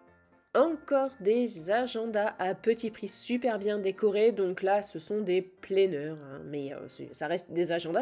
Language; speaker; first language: French; native; French